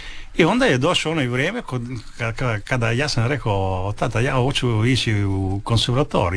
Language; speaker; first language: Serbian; early bilingual, heritage; Italian